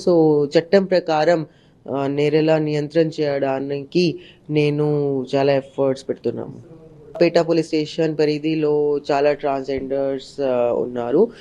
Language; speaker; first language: Telugu; non-native, learner; Hindi